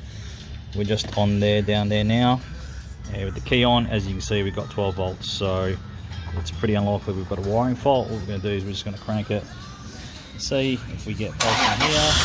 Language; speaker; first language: English; native; English